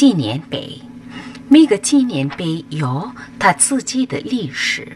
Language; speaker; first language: Chinese; non-native, fluent; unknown